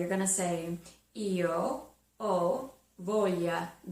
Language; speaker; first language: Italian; non-native, fluent; English